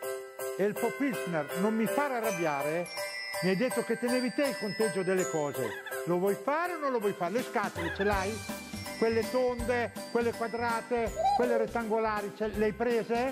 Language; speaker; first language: Italian; native; Italian